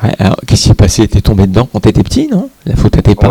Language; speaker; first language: French; native; French